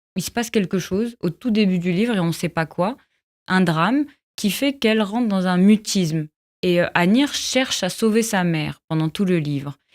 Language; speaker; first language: French; non-native, local second language; Arabic